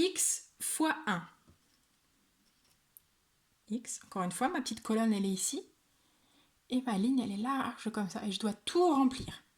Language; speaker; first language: French; native; French